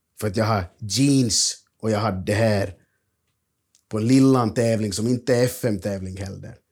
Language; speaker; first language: Swedish; native; Swedish